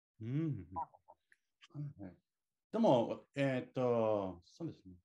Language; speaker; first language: Japanese; non-native, learner; English